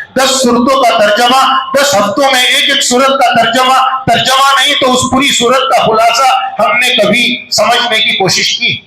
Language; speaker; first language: Urdu; non-native, local second language; Gujarati